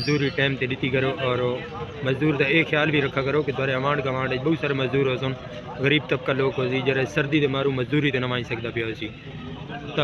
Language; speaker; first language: Hindi; non-native, local second language; Saraiki